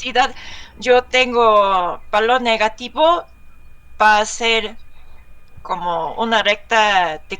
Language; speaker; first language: Spanish; non-native, learner; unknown